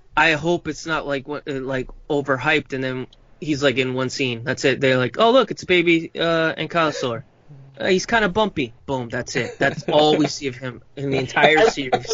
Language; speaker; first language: English; non-native, fluent; Spanish